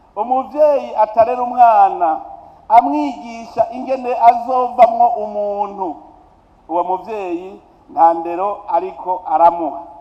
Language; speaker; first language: Rundi; native; Rundi